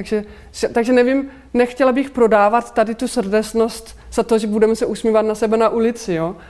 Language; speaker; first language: Czech; non-native, fluent; Danish